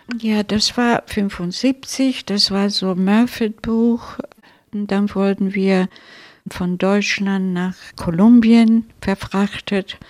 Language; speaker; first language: German; non-native, fluent; Italian